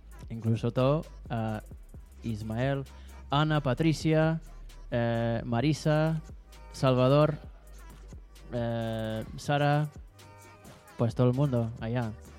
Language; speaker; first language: Spanish; non-native, learner; English